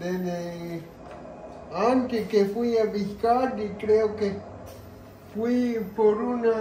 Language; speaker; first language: Spanish; early bilingual, heritage; Spanish